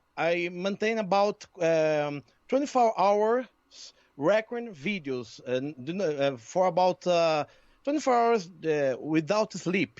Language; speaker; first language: English; non-native, learner; Portuguese